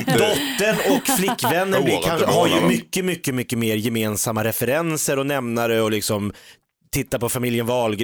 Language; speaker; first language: Swedish; native; Swedish